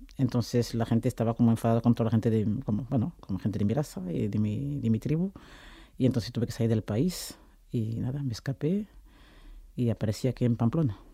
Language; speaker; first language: Spanish; non-native, fluent; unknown